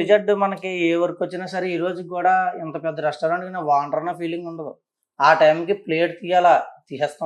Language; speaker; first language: Telugu; native; Telugu